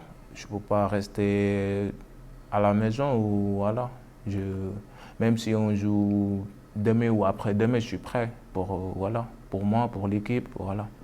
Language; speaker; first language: French; non-native, local second language; Wolof